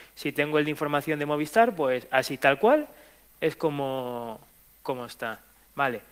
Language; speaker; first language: Spanish; native; Spanish